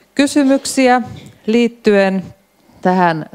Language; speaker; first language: Finnish; native; Finnish